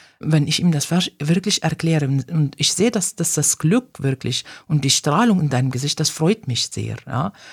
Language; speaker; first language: German; non-native, fluent; Arabic